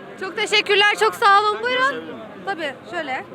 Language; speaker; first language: Turkish; native; Turkish